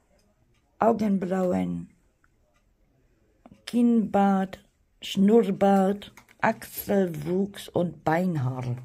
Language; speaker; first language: German; non-native, fluent; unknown